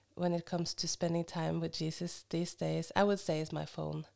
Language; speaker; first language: English; non-native, fluent; Norwegian